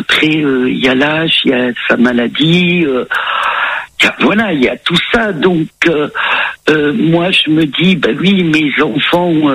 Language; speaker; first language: French; native; French